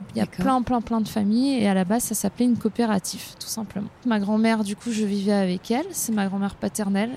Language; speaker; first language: French; native; French